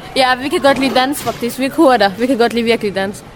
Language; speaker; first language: Danish; non-native, learner; Kurdish